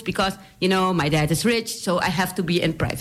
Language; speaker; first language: English; non-native, fluent; Dutch